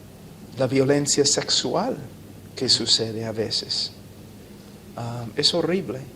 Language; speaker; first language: Spanish; non-native, fluent; English